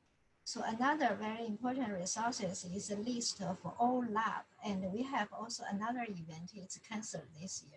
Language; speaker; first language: English; non-native, fluent; Chinese